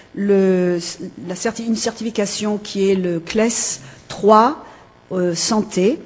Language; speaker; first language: French; native; French